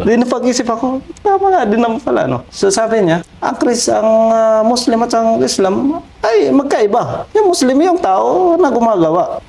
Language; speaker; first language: Filipino; non-native, local second language; Waray